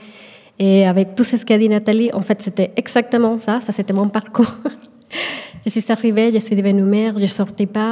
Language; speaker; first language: French; non-native, fluent; Spanish